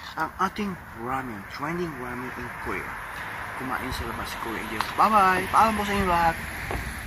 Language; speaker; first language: Filipino; native; Filipino